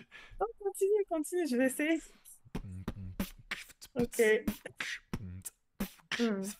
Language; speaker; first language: French; non-native, fluent; English